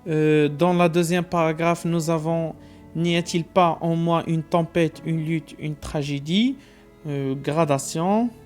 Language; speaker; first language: French; non-native, local second language; Arabic